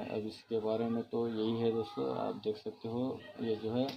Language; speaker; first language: Hindi; non-native, local second language; Urdu